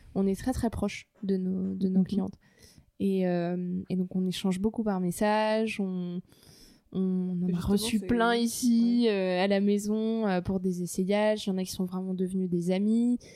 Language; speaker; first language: French; native; French